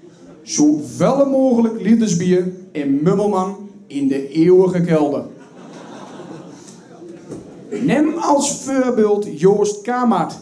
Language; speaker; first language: Dutch; native; Dutch